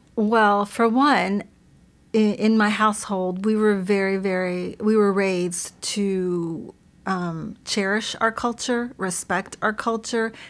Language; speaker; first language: English; early bilingual, other home language; Spanish